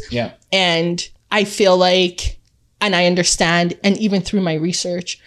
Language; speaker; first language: English; early bilingual, other home language; Akan